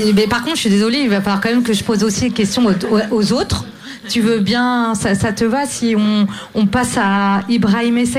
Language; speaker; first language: French; native; French